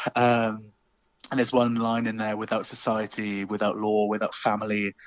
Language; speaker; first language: English; native; English